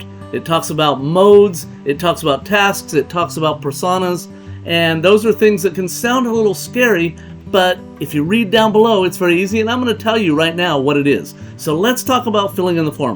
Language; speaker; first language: English; native; English